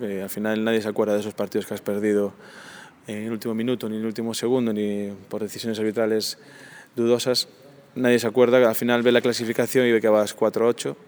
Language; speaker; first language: Spanish; native; Spanish